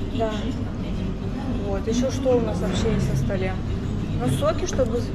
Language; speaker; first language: Russian; native; Russian